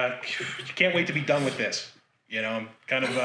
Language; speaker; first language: English; native; English